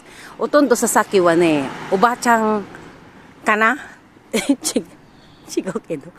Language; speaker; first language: Japanese; non-native, learner; Filipino